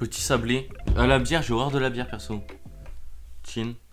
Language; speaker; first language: French; native; French